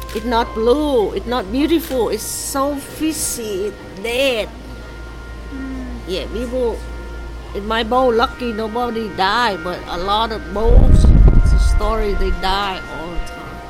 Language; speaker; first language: English; non-native, learner; Vietnamese